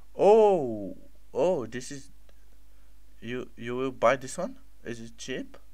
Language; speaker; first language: English; non-native, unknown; Bulgarian